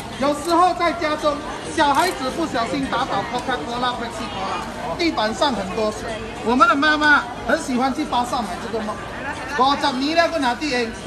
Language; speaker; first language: Chinese; non-native, local second language; Tamil